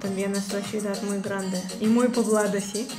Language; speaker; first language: Spanish; non-native, learner; Russian